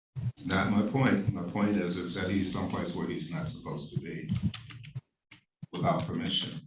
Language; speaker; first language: English; native; English